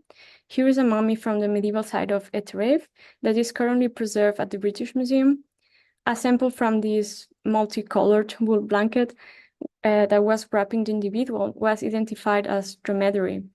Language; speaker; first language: English; non-native, fluent; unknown